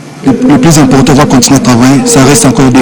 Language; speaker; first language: French; non-native, local second language; Lingala